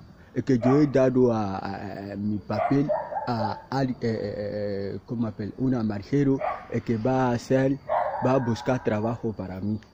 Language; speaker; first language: Spanish; non-native, learner; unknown